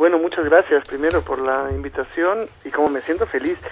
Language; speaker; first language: Spanish; native; Spanish